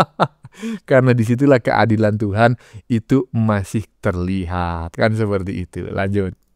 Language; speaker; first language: Indonesian; native; Indonesian